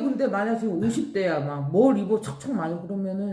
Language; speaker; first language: Korean; native; Korean